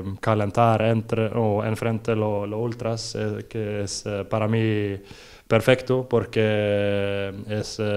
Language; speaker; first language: Spanish; non-native, learner; Norwegian